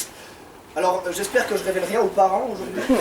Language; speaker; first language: French; native; French